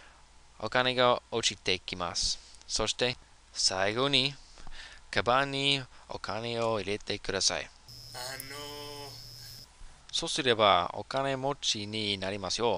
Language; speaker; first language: Japanese; non-native, learner; English